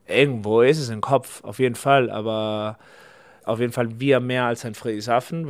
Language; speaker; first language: German; non-native, fluent; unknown